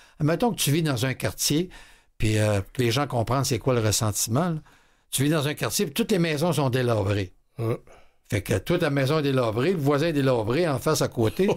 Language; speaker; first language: French; native; French